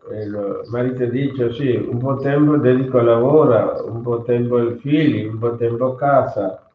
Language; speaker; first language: Italian; non-native, learner; Hindi